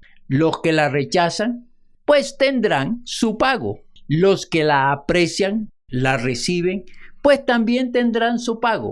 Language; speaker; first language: Spanish; native; Spanish